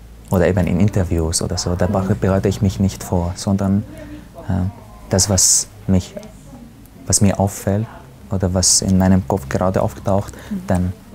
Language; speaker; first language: German; non-native, fluent; Arabic